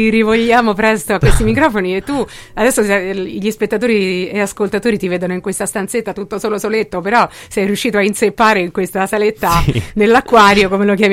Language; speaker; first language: Italian; native; Italian